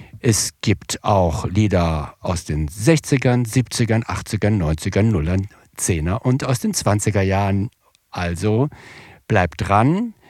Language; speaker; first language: German; native; German